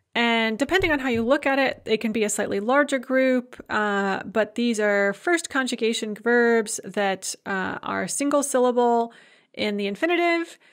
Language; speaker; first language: English; native; English